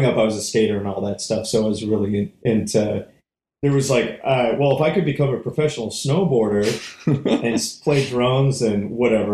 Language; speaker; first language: English; native; English